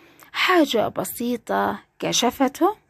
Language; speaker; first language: Arabic; native; Arabic